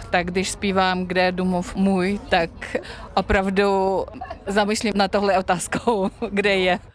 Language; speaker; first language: Czech; non-native, fluent; Russian